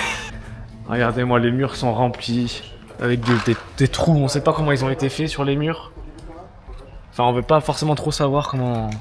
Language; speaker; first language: French; native; French